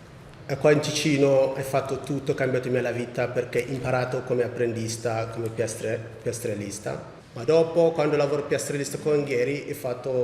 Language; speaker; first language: Italian; non-native, learner; Tigrinya